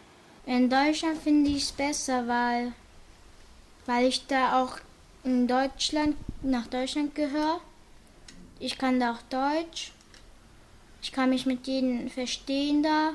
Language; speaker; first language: German; early bilingual, other home language; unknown